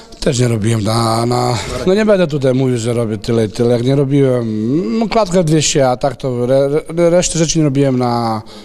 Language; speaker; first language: Polish; non-native, fluent; Serbian